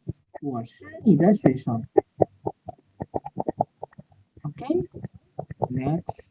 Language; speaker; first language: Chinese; non-native, learner; Indonesian